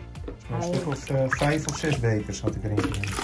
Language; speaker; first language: Dutch; native; Dutch